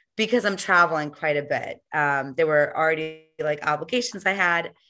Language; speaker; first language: English; native; English